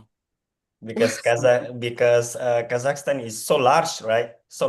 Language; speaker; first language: English; non-native, fluent; Indonesian